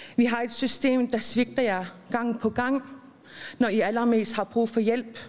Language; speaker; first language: Danish; non-native, local second language; Kalaallisut